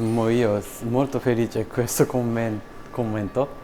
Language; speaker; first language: Italian; non-native, learner; Japanese